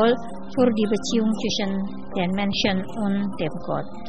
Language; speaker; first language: German; non-native, fluent; Indonesian